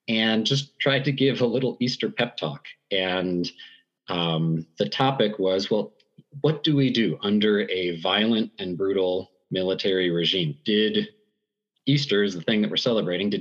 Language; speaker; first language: English; native; English